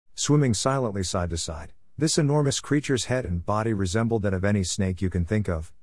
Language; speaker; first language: English; native; English